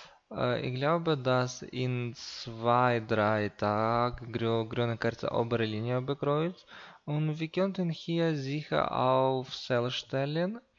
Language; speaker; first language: German; non-native, learner; Russian